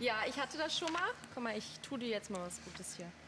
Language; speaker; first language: German; native; German